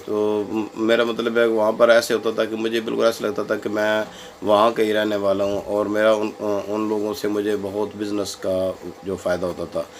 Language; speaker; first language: Urdu; non-native, local second language; Punjabi